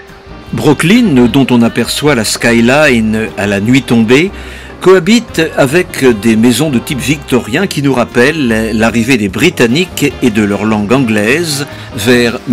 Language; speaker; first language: French; non-native, fluent; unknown